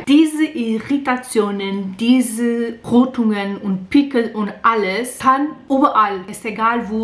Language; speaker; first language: German; non-native, learner; Portuguese